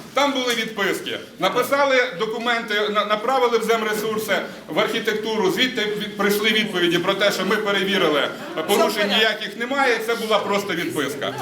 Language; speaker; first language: Ukrainian; native; Ukrainian